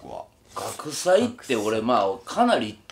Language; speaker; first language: Japanese; native; Japanese